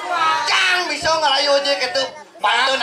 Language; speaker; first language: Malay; non-native, local second language; Balinese